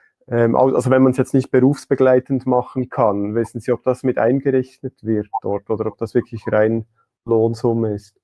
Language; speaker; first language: German; native; German